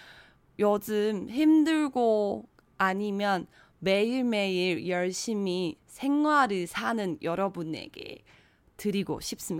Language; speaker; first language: Korean; non-native, fluent; Chinese